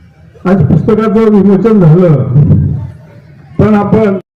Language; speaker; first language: Marathi; native; Marathi